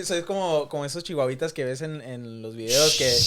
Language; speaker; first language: Spanish; early bilingual, other home language; English